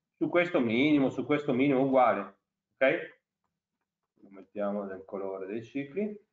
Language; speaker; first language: Italian; native; Italian